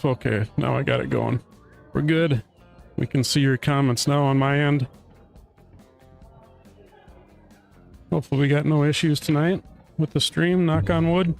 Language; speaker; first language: English; native; English